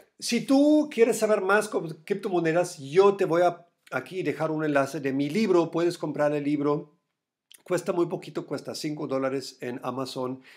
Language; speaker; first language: Spanish; non-native, fluent; German